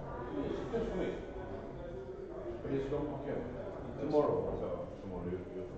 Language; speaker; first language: English; non-native, learner; Norwegian